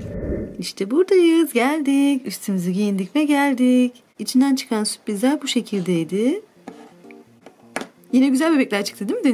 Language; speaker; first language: Turkish; native; Turkish